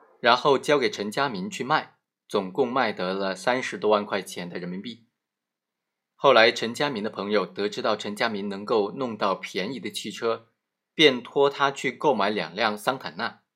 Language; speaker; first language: Chinese; native; Chinese